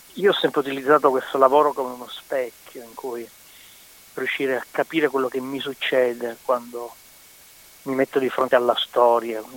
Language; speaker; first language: Italian; native; Italian